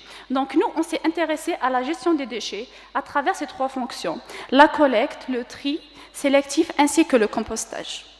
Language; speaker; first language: French; non-native, local second language; Kabyle